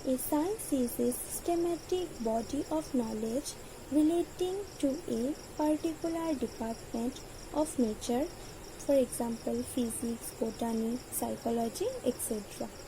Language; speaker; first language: English; non-native, local second language; Assamese